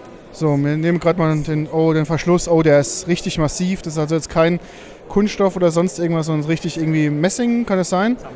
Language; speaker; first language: German; native; German